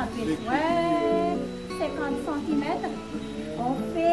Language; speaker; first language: French; non-native, local second language; Malagasy